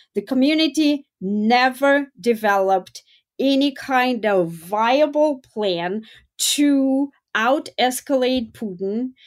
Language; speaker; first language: English; non-native, fluent; Russian